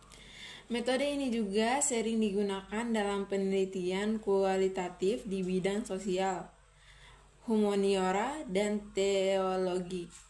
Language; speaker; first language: Indonesian; native; Indonesian